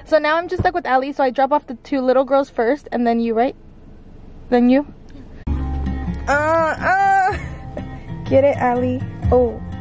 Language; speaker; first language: English; early bilingual, other home language; Spanish